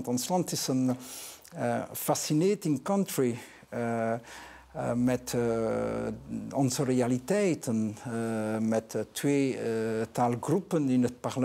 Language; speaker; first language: Dutch; non-native, local second language; French